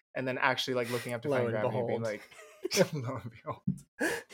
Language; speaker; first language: English; native; English